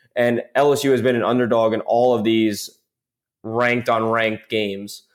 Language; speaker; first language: English; native; English